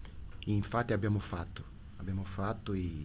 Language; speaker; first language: Italian; non-native, learner; Portuguese